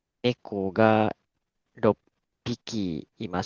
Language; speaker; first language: Japanese; non-native, learner; Malay